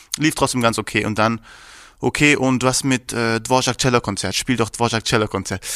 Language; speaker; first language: German; early bilingual, other home language; Persian